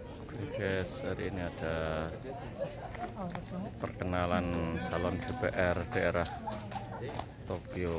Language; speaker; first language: Indonesian; non-native, local second language; Javanese